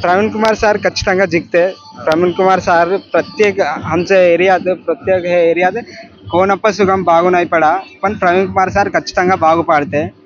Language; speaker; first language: Hindi; non-native, local second language; Telugu